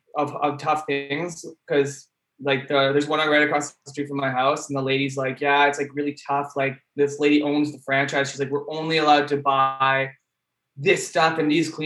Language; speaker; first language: English; native; English